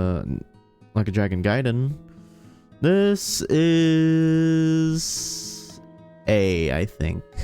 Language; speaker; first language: English; native; English